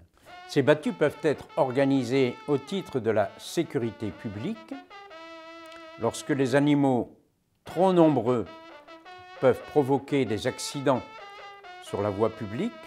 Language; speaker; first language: French; native; French